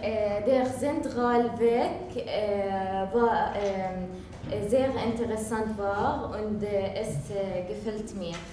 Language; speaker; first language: German; non-native, learner; Arabic